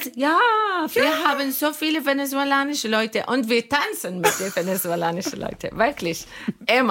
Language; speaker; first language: German; non-native, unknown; Arabic